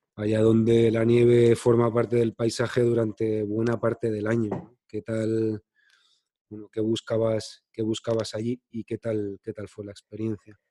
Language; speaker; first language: Spanish; native; Spanish